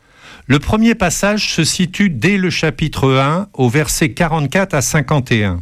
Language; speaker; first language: French; native; French